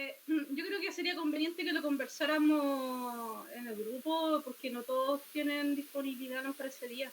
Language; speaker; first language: Spanish; native; Spanish